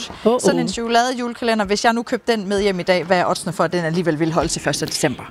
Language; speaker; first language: Danish; native; Danish